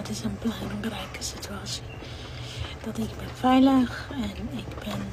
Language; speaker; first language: Dutch; non-native, learner; Somali